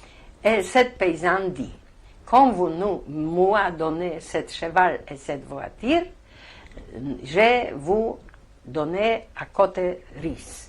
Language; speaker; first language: French; non-native, learner; Polish